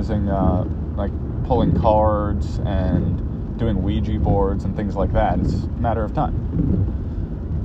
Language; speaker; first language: English; native; English